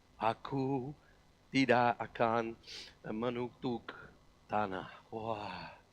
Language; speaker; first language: Indonesian; non-native, learner; English